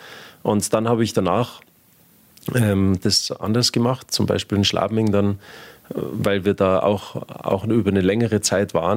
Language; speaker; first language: German; native; German